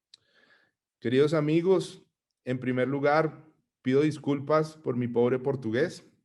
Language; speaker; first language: Spanish; native; Spanish